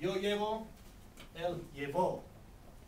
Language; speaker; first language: Spanish; non-native, fluent; English